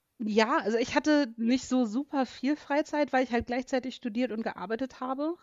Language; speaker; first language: German; native; German